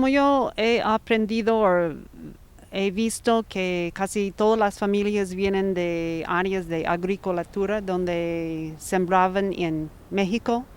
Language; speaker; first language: Spanish; non-native, fluent; English